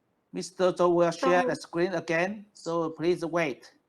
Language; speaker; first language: English; non-native, fluent; Chinese